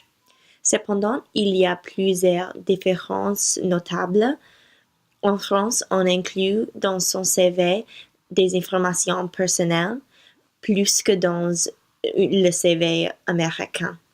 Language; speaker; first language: French; non-native, learner; English